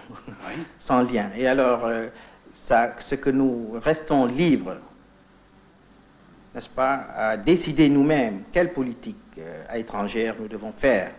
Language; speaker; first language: French; non-native, fluent; Indonesian